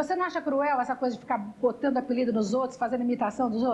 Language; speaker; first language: Portuguese; native; Portuguese